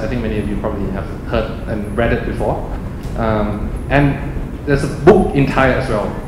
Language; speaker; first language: English; non-native, fluent; Thai